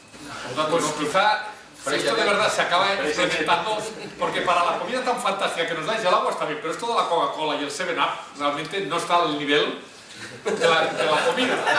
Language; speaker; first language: Spanish; native; Spanish